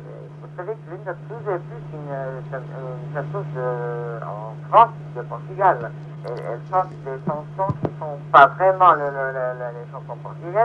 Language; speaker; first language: French; non-native, fluent; Portuguese